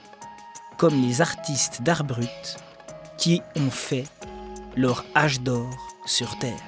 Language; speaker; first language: French; native; French